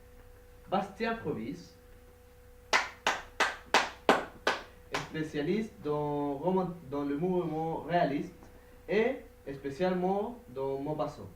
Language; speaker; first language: French; non-native, learner; Spanish